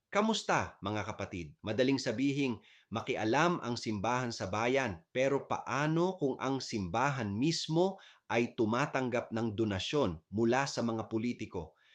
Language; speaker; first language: Filipino; native; Filipino